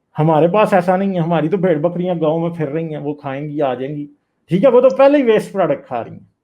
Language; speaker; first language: Urdu; non-native, local second language; Punjabi